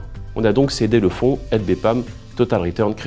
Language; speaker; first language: French; native; French